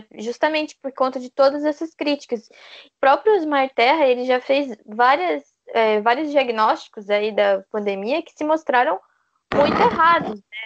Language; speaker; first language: Portuguese; native; Portuguese